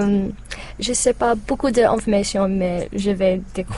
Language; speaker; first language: French; non-native, learner; English